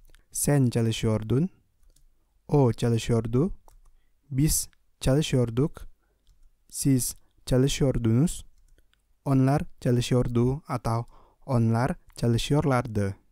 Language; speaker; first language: Turkish; non-native, fluent; Indonesian